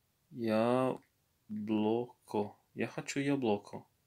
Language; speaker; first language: Russian; non-native, learner; Morisyen